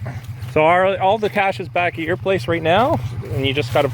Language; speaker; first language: English; native; English